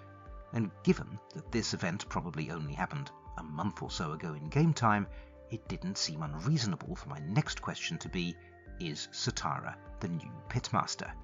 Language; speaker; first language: English; native; English